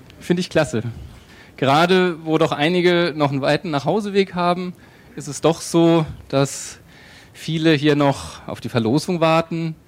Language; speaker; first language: German; native; German